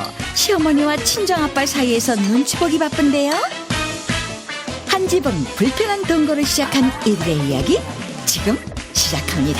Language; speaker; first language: Korean; native; Korean